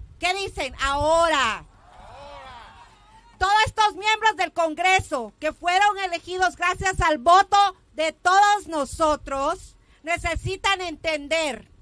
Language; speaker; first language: Spanish; early bilingual, heritage; Spanish